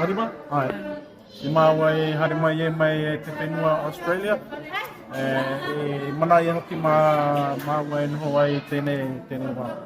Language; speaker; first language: Māori; non-native, learner; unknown